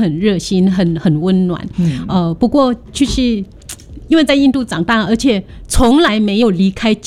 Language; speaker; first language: Chinese; non-native, fluent; Hakka Chinese